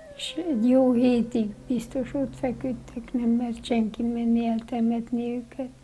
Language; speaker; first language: Hungarian; non-native, local second language; German